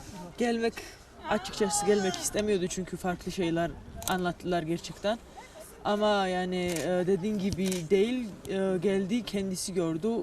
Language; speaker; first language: Turkish; non-native, fluent; Georgian